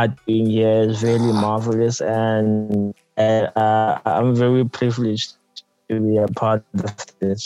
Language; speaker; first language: English; non-native, local second language; Zulu